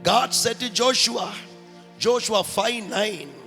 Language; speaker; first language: English; non-native, local second language; Tamil